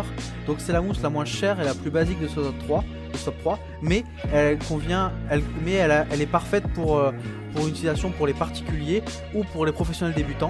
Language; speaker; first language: French; native; French